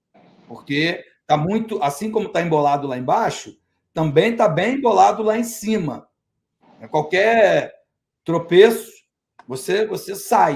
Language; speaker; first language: Portuguese; native; Portuguese